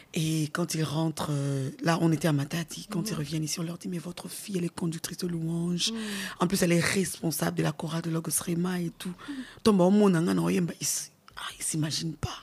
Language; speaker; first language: French; non-native, local second language; Lingala